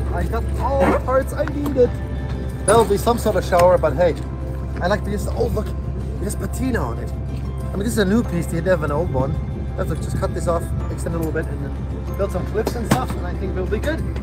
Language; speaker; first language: English; non-native, fluent; German